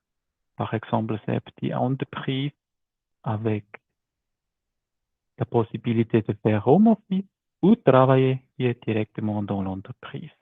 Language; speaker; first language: French; non-native, learner; German